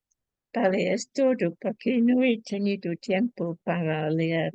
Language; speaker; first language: Spanish; non-native, fluent; English